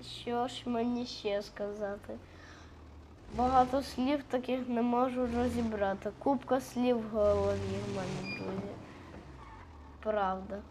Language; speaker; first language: Ukrainian; native; Ukrainian